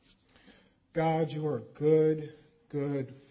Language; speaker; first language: English; native; English